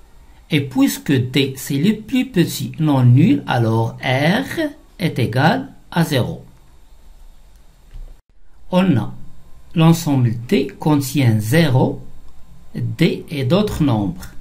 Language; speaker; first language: French; non-native, local second language; Arabic